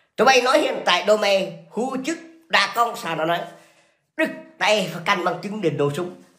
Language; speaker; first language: Vietnamese; non-native, local second language; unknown